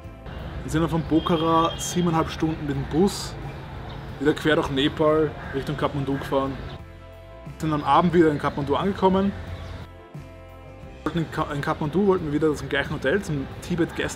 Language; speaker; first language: German; native; German